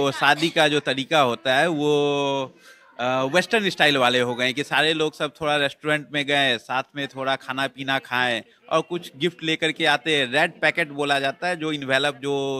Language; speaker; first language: Hindi; native; Hindi